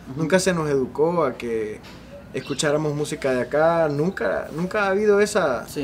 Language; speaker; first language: Spanish; native; Spanish